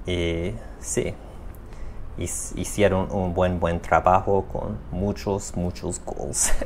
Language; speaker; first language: Spanish; non-native, learner; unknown